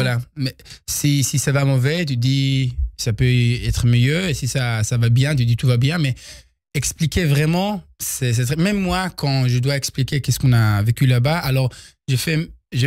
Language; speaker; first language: French; early bilingual, heritage; Hebrew